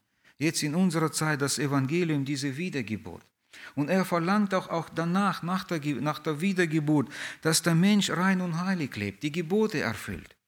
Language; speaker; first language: German; non-native, fluent; Russian